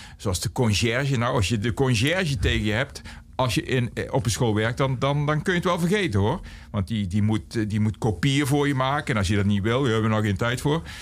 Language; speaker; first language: Dutch; native; Dutch